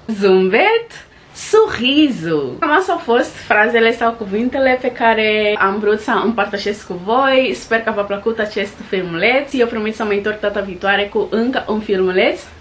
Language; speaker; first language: Romanian; non-native, fluent; Portuguese